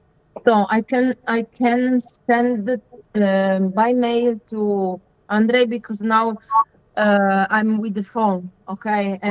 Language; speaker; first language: English; non-native, learner; Italian